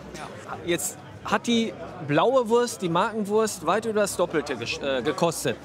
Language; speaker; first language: German; native; German